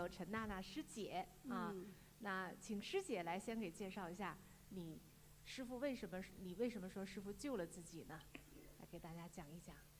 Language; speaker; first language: Chinese; native; Chinese